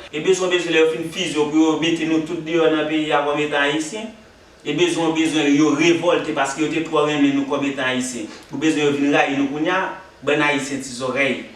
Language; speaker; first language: Haitian Creole; native; Haitian Creole